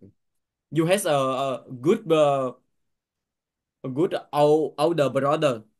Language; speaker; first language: English; non-native, learner; Vietnamese